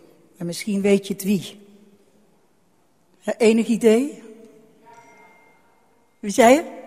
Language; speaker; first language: Dutch; native; Dutch